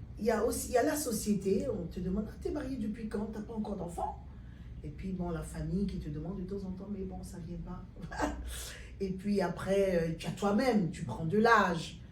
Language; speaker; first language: French; native; French